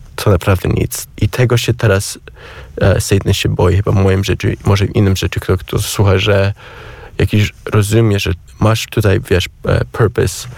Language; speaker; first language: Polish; early bilingual, heritage; Polish